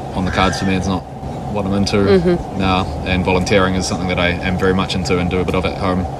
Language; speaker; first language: English; native; English